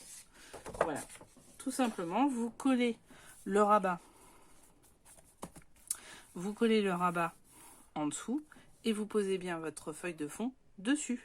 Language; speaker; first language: French; native; French